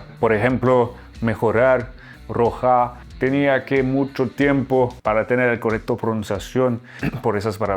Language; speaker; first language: Spanish; non-native, learner; French